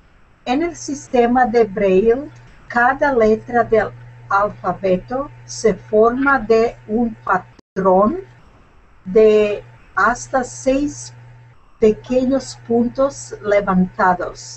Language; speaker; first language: Spanish; non-native, learner; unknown